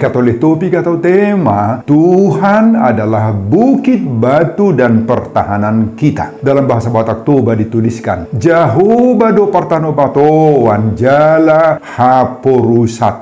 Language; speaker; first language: Indonesian; non-native, local second language; Batak Toba